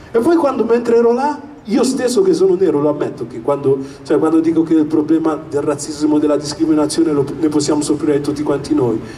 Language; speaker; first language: Italian; early bilingual, other home language; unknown